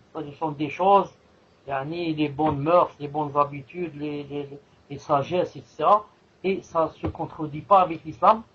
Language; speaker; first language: French; non-native, local second language; Arabic